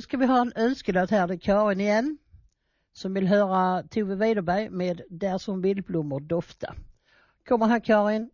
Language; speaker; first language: Swedish; native; Swedish